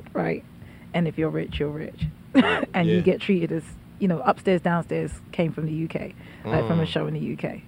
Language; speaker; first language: English; native; English